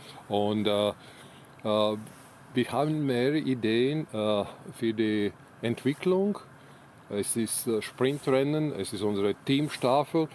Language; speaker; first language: German; non-native, learner; Latvian